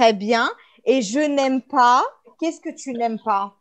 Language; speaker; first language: French; non-native, fluent; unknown